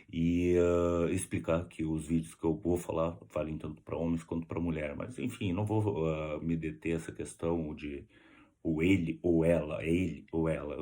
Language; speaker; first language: Portuguese; native; Portuguese